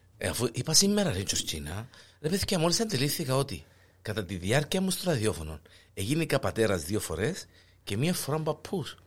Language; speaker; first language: Greek; native; Greek